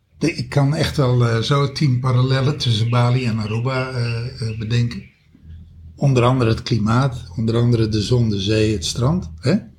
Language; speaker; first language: Dutch; early bilingual, other home language; German